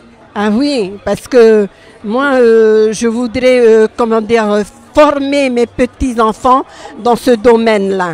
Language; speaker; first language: French; non-native, local second language; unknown